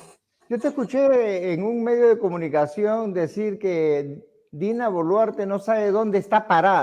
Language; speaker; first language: Spanish; native; Spanish